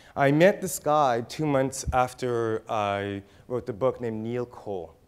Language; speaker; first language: English; native; English